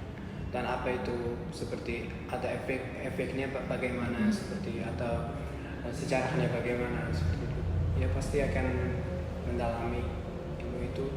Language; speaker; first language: Indonesian; non-native, learner; Uzbek